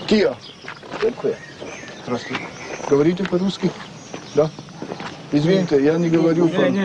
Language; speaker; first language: Russian; non-native, learner; French